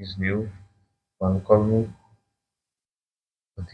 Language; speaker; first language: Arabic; non-native, learner; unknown